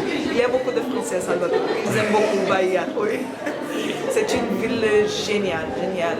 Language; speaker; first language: French; non-native, learner; Portuguese